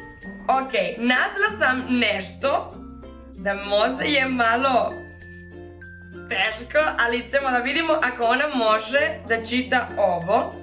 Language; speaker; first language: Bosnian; non-native, learner; Spanish